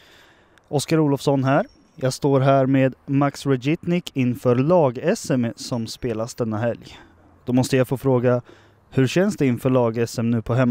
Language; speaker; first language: Swedish; native; Swedish